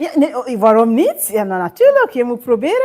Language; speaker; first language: Dutch; non-native, learner; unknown